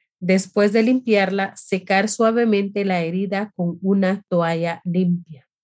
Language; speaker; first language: Spanish; non-native, fluent; English